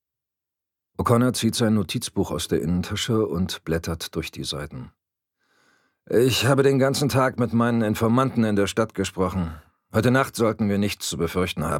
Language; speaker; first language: German; native; German